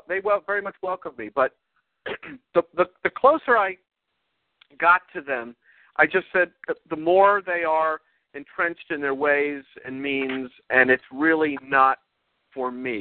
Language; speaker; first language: English; native; English